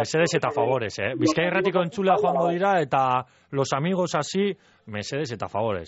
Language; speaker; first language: Basque; native; Basque